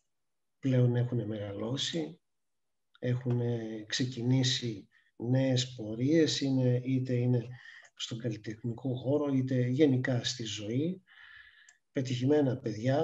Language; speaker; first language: Greek; native; Greek